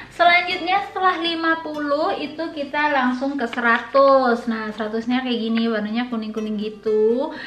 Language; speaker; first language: Indonesian; native; Indonesian